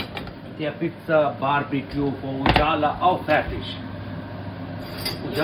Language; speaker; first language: German; non-native, learner; Urdu